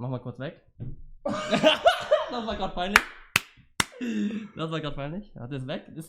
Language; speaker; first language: German; native; German